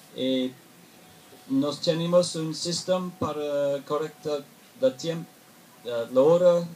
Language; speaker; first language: Spanish; non-native, learner; English